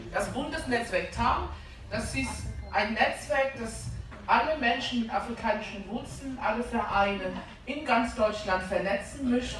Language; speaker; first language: German; non-native, fluent; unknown